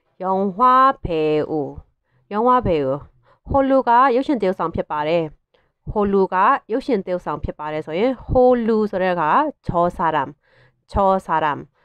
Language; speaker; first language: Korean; non-native, fluent; Burmese